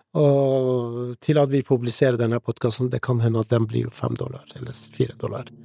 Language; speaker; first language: Norwegian; early bilingual, other home language; Persian